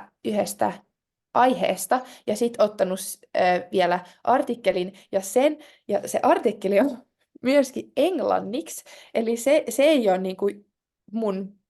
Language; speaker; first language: Finnish; non-native, local second language; Swedish